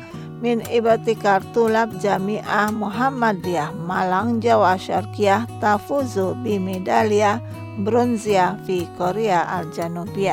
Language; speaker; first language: Arabic; non-native, fluent; Indonesian